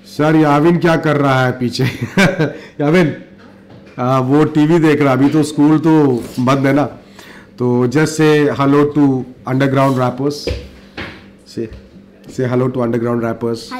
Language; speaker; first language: Hindi; native; Hindi